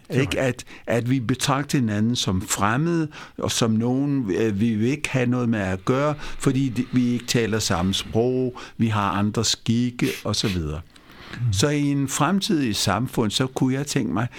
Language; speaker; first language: Danish; non-native, fluent; Hindi